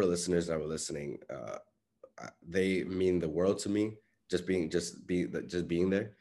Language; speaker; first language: English; non-native, fluent; Spanish